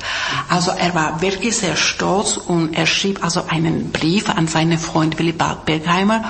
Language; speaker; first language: German; non-native, fluent; Czech